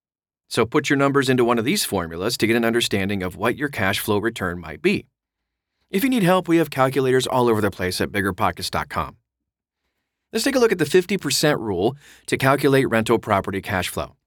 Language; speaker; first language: English; native; English